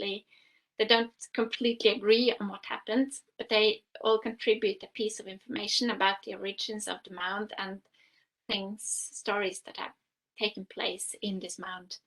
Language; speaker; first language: English; non-native, fluent; Norwegian